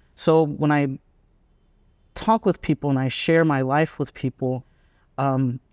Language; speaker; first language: English; native; English